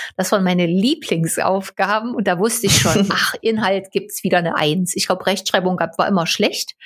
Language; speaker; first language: German; native; German